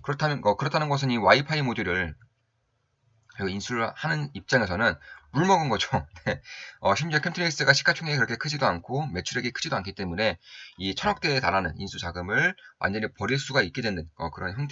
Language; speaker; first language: Korean; native; Korean